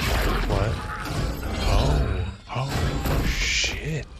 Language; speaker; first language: English; native; English